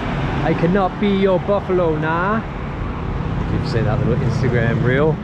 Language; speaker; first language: English; native; English